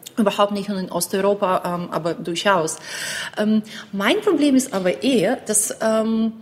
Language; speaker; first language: German; non-native, fluent; Ukrainian